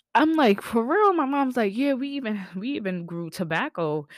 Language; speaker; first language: English; native; English